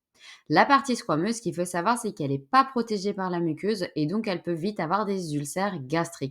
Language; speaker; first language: French; native; French